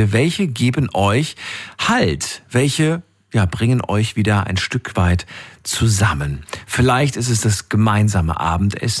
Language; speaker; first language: German; native; German